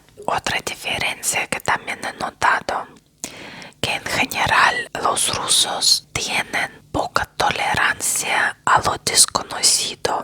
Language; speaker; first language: Spanish; non-native, fluent; Russian